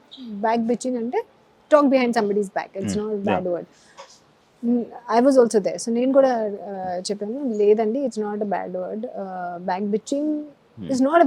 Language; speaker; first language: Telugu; non-native, learner; Hindi